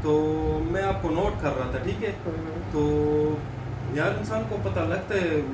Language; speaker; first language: Hindi; non-native, local second language; Pashto